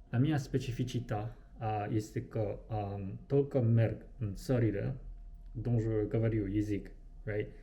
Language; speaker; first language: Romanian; non-native, learner; Japanese